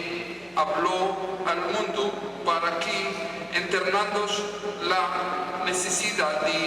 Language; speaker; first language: Spanish; non-native, fluent; Hebrew